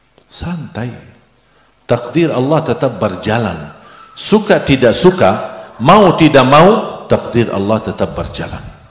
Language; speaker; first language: Indonesian; non-native, fluent; Arabic